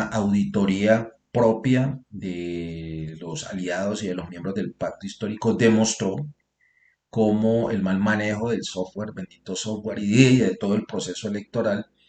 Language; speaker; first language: Spanish; native; Spanish